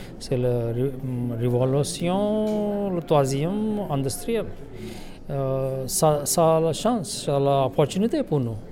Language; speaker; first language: French; non-native, learner; Hindi